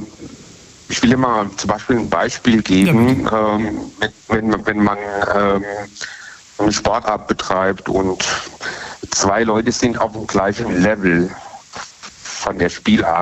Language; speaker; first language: German; native; German